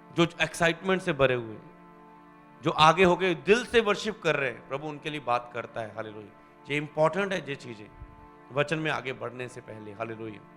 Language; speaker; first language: Hindi; non-native, local second language; Punjabi